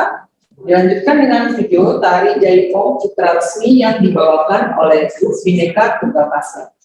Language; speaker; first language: Indonesian; native; Indonesian